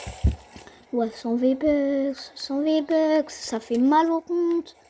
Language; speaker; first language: French; native; French